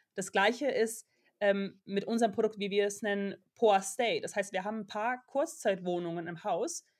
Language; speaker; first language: German; native; German